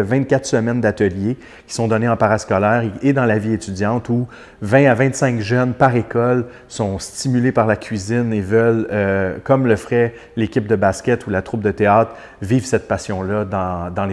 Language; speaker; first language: French; native; French